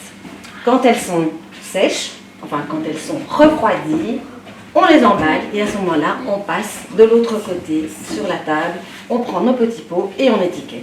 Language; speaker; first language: French; native; French